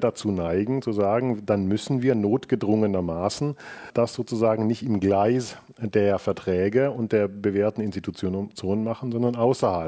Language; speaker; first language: German; native; German